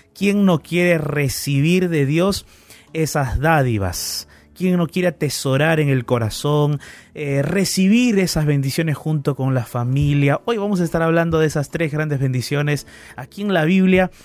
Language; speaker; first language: Spanish; native; Spanish